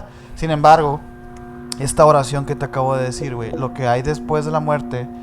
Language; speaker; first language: Spanish; native; Spanish